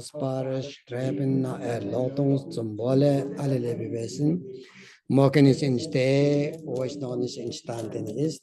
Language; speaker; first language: German; non-native, learner; Tibetan